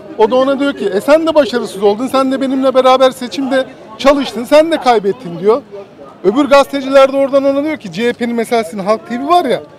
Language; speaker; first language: Turkish; native; Turkish